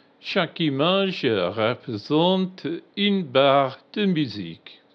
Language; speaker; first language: French; non-native, learner; English